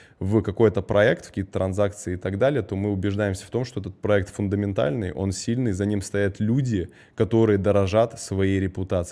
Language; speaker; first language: Russian; early bilingual, heritage; Russian